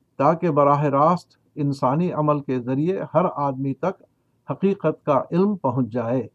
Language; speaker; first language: Urdu; native; Urdu